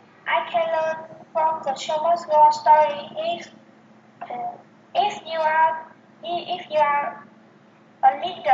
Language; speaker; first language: English; non-native, learner; Vietnamese